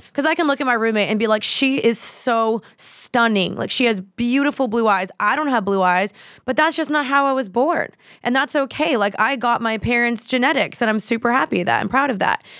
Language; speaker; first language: English; native; English